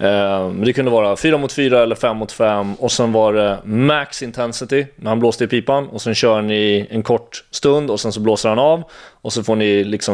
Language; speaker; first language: Swedish; native; Swedish